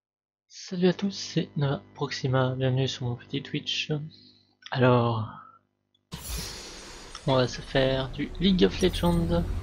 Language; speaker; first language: French; native; French